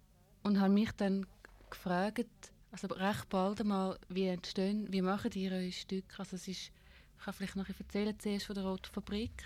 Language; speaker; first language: German; native; German